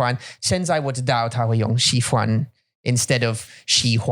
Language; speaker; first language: Chinese; non-native, learner; English